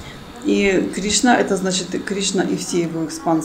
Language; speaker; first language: Russian; native; Russian